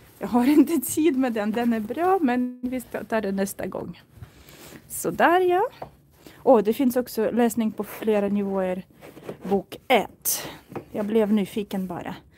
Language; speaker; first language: Swedish; non-native, fluent; Russian